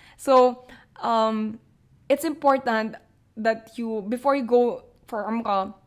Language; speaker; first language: English; non-native, local second language; Filipino